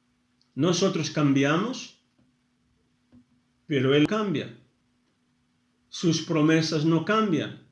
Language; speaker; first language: Spanish; non-native, fluent; Portuguese